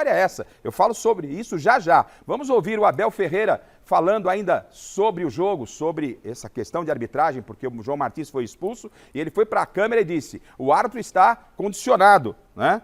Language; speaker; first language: Portuguese; native; Portuguese